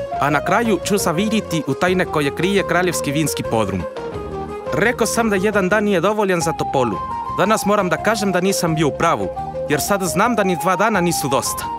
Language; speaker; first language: Croatian; non-native, fluent; Spanish